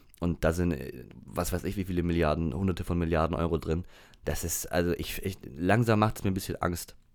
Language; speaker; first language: German; native; German